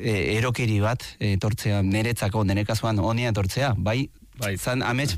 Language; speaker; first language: Basque; non-native, fluent; Spanish